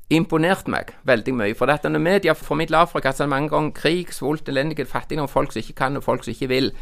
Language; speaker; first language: Norwegian; native; Norwegian